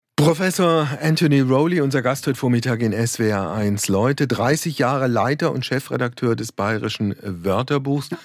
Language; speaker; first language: German; native; German